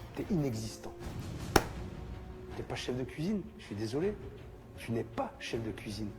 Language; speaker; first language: French; native; French